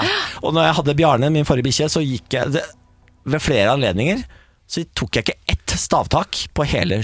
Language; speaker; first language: Norwegian; native; Norwegian